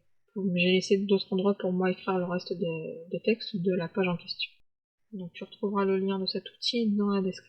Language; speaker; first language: French; native; French